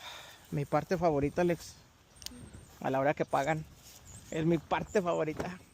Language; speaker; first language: Spanish; native; Spanish